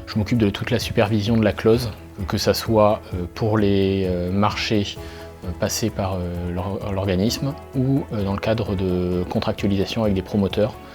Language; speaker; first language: French; native; French